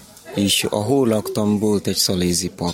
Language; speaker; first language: Hungarian; non-native, learner; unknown